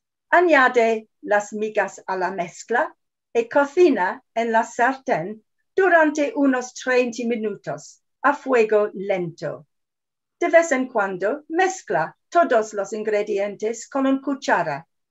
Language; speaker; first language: Spanish; non-native, fluent; English